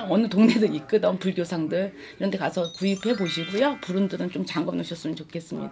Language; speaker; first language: Korean; native; Korean